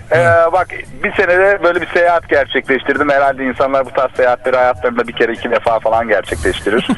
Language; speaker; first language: Turkish; native; Turkish